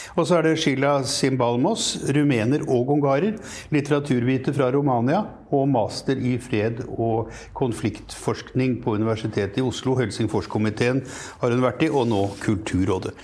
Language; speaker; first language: Norwegian; native; Norwegian